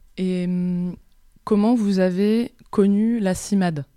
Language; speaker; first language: French; native; French